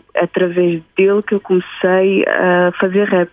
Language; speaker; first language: Portuguese; early bilingual, heritage; Portuguese